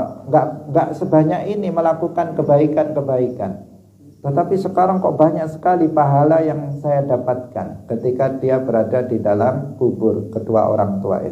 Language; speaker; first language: Indonesian; non-native, local second language; Javanese